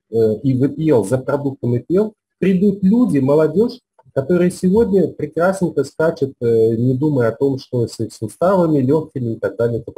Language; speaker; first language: Russian; native; Russian